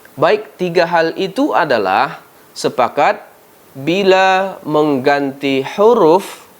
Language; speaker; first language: Malay; native; Malay